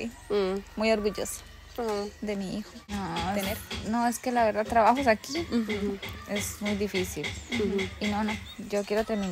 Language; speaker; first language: Spanish; native; Spanish